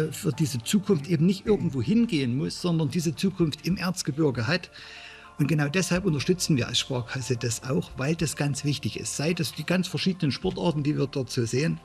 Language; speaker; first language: German; native; German